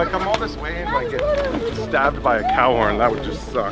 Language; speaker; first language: English; native; English